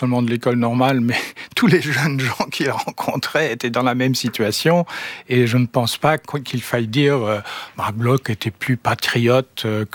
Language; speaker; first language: French; non-native, fluent; German